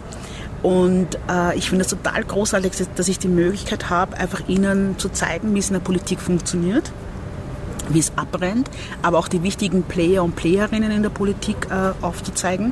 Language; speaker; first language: German; early bilingual, other home language; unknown